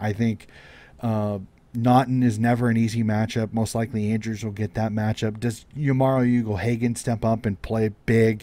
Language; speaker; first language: English; native; English